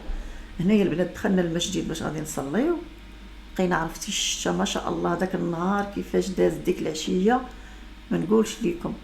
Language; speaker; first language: Arabic; native; Arabic